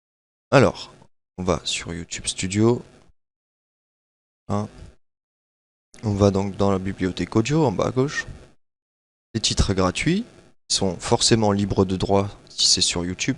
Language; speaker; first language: French; native; French